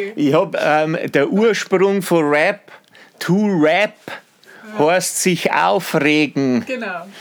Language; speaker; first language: German; native; German